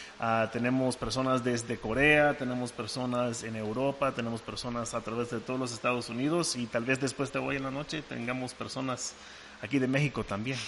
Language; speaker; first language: Spanish; non-native, fluent; English